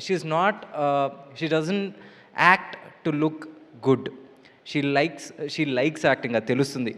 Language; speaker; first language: Telugu; native; Telugu